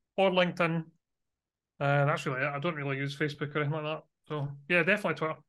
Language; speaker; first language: English; native; English